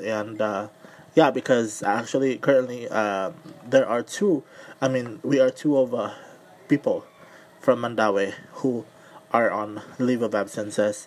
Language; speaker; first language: English; non-native, local second language; Cebuano